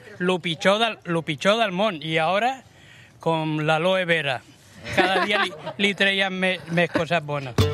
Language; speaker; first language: Catalan; non-native, local second language; Spanish